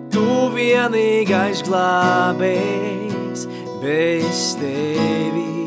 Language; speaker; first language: Latvian; non-native, local second language; Russian